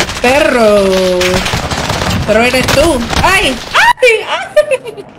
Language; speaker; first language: Spanish; early bilingual, other home language; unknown